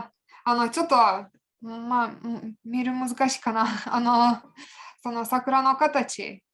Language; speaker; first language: Japanese; non-native, fluent; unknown